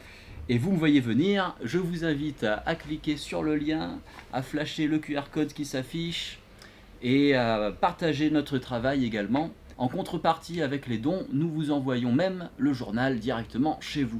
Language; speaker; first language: French; native; French